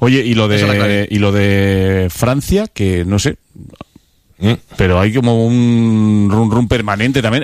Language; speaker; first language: Spanish; native; Spanish